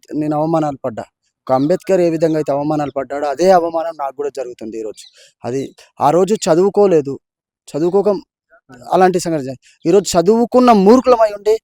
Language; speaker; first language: Telugu; native; Telugu